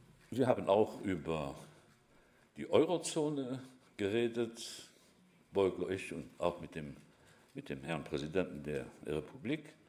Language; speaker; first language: German; non-native, local second language; Luxembourgish